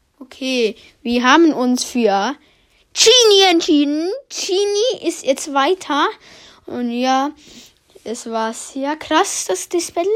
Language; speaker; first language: German; native; German